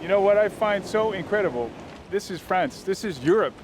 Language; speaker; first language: English; non-native, fluent; Dutch